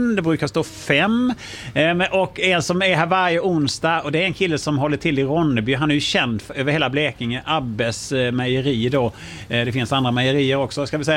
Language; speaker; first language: Swedish; native; Swedish